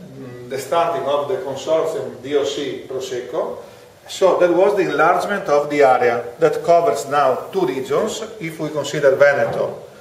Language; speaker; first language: English; non-native, fluent; Italian